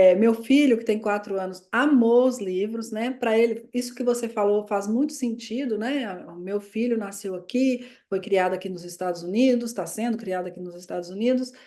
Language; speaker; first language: Portuguese; native; Portuguese